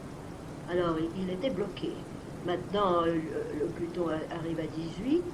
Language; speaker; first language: French; native; French